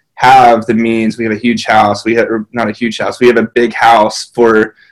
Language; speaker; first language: English; native; English